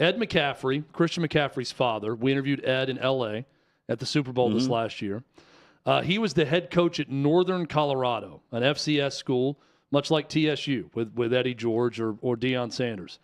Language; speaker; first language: English; native; English